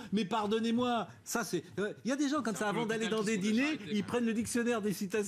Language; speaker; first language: French; native; French